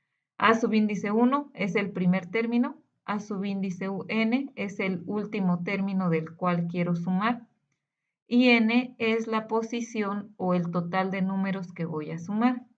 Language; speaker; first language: Spanish; native; Spanish